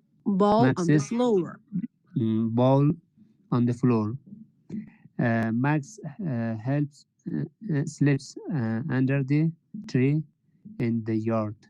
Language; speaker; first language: English; non-native, learner; Persian